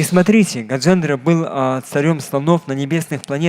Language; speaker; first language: Russian; native; Russian